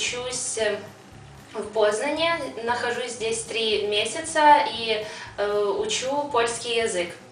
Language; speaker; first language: Russian; non-native, local second language; Ukrainian